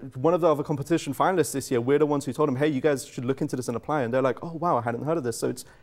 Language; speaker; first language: English; native; English